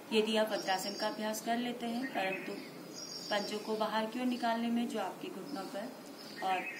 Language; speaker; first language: Hindi; native; Hindi